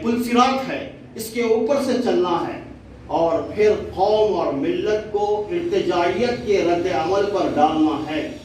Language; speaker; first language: Urdu; native; Urdu